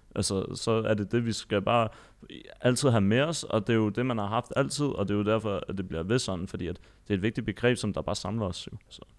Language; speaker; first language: Danish; early bilingual, other home language; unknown